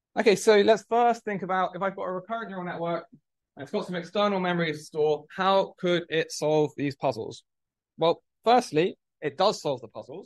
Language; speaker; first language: English; native; English